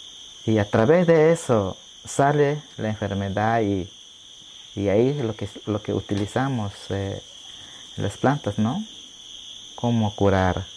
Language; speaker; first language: Spanish; non-native, local second language; Shipibo-Conibo